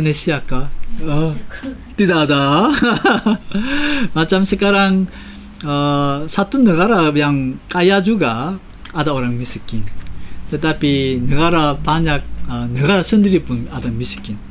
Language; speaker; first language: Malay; non-native, fluent; Korean